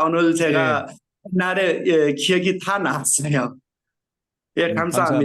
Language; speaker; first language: Korean; non-native, learner; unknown